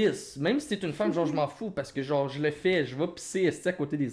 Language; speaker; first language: French; native; French